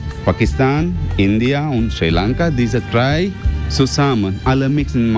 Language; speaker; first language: German; non-native, learner; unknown